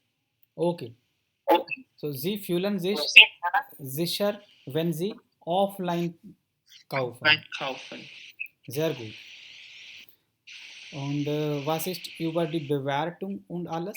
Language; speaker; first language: German; non-native, fluent; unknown